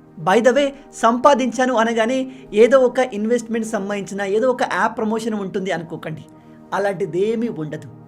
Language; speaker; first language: Telugu; non-native, local second language; Lambadi